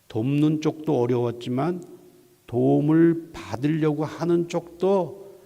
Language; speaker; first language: Korean; native; Korean